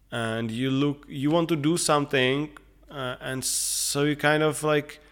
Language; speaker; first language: English; non-native, fluent; Czech